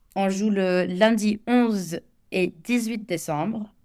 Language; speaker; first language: French; non-native, fluent; English